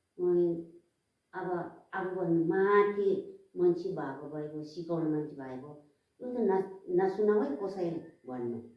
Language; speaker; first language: Nepali; non-native, local second language; Tamil